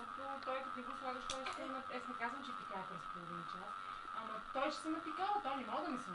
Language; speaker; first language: Bulgarian; native; Bulgarian